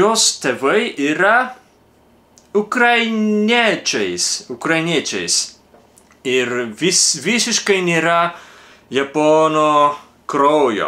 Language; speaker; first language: Lithuanian; non-native, fluent; Japanese